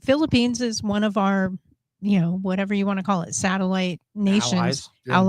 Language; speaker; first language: English; native; English